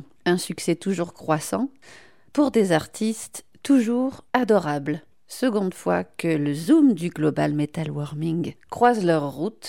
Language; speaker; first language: French; native; French